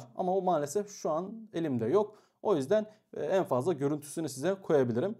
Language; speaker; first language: Turkish; native; Turkish